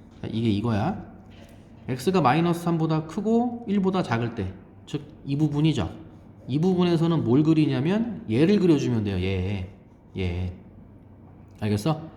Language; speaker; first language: Korean; native; Korean